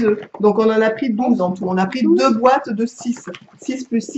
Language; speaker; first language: French; native; French